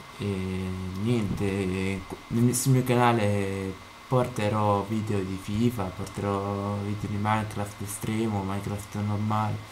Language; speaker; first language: Italian; native; Italian